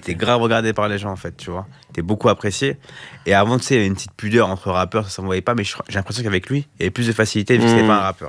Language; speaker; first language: French; native; French